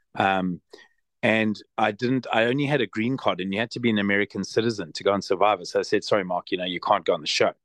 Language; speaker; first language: English; native; English